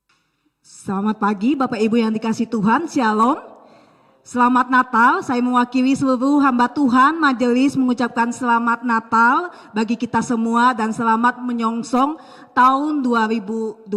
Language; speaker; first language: Malay; native; Malay